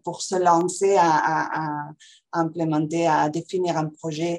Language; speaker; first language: French; non-native, fluent; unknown